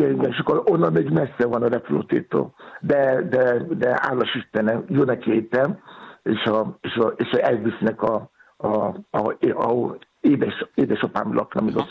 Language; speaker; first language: Hungarian; non-native, fluent; Yoruba